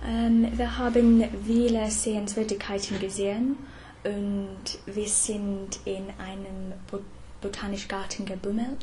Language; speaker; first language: German; non-native, fluent; English